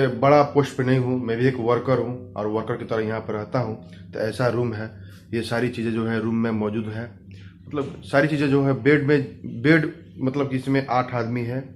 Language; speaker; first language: Hindi; native; Hindi